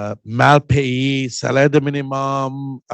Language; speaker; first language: French; non-native, learner; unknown